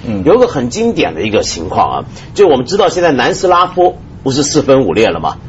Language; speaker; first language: Chinese; non-native, local second language; Cantonese